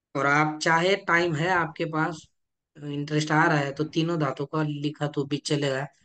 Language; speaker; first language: Hindi; non-native, local second language; Marathi